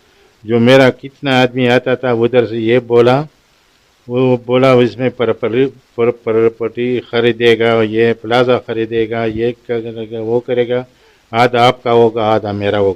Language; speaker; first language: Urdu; non-native, local second language; Pashto